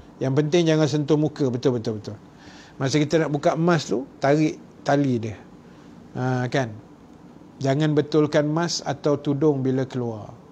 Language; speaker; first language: Malay; native; Malay